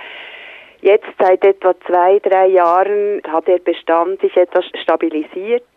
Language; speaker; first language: German; native; German